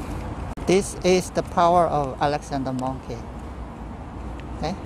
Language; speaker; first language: English; non-native, fluent; Korean